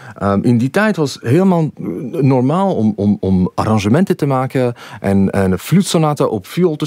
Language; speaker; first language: Dutch; non-native, fluent; English